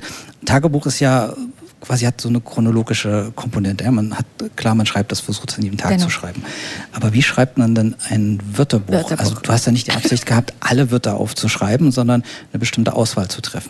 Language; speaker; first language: German; native; German